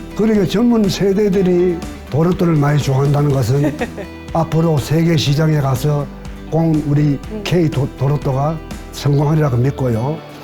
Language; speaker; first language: Korean; native; Korean